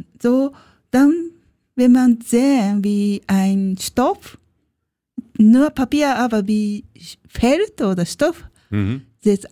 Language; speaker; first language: German; non-native, learner; Japanese